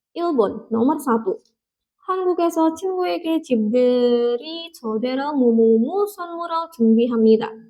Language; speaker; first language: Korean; non-native, fluent; Indonesian